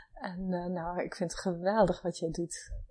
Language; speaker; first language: Dutch; native; Dutch